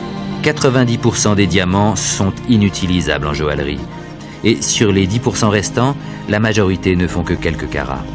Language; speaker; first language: French; native; French